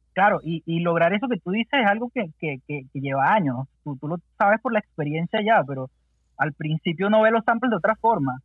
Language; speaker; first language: Spanish; native; Spanish